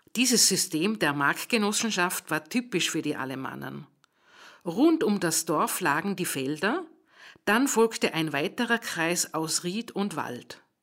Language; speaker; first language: German; native; German